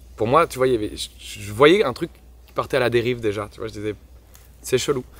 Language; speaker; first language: French; native; French